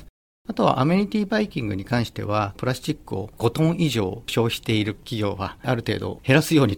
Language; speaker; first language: Japanese; native; Japanese